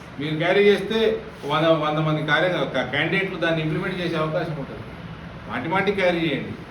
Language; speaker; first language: Telugu; native; Telugu